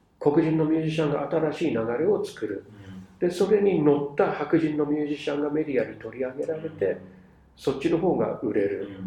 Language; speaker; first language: Japanese; non-native, fluent; English